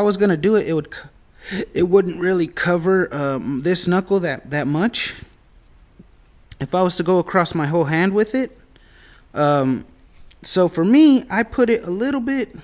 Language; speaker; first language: English; native; English